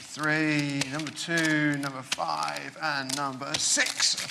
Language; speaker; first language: English; native; English